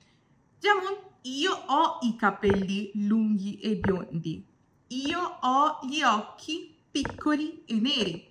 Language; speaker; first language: Italian; non-native, fluent; Bangla